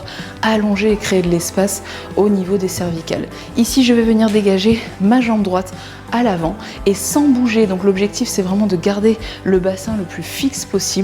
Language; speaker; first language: French; native; French